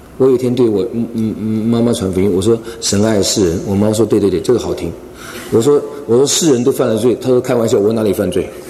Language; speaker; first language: Chinese; non-native, local second language; Cantonese